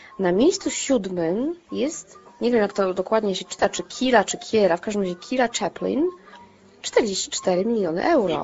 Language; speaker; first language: Polish; native; Polish